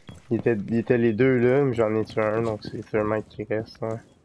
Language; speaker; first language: French; native; French